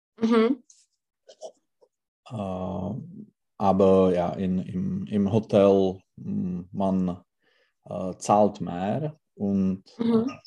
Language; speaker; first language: German; non-native, learner; Czech